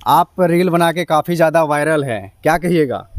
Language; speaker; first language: Hindi; native; Hindi